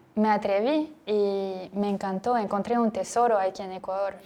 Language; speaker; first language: Spanish; non-native, fluent; French